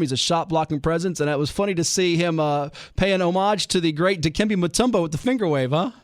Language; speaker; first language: English; native; English